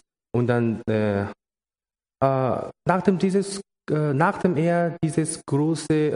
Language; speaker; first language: German; non-native, learner; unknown